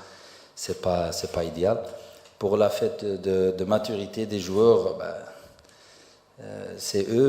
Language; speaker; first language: French; non-native, fluent; Arabic